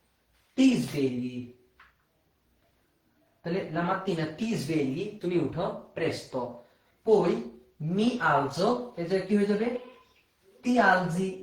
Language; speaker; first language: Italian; non-native, fluent; Bangla